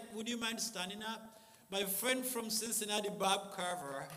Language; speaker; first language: English; non-native, local second language; Kinyarwanda